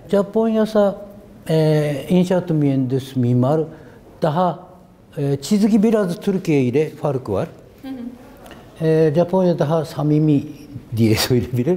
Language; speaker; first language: Turkish; non-native, learner; Japanese